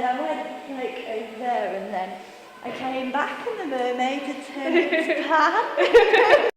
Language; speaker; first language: English; native; English